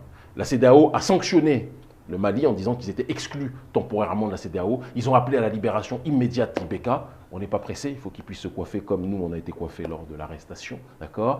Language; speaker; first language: French; native; French